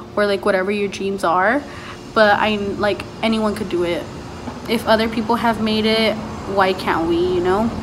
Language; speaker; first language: English; early bilingual, other home language; Spanish